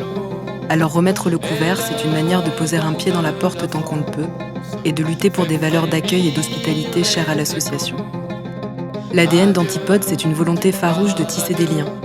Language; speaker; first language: French; native; French